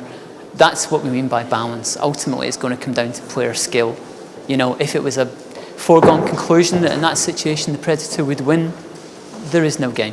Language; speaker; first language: English; native; English